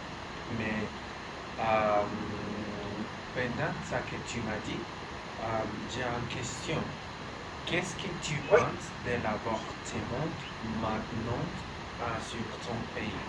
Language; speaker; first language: French; non-native, learner; Spanish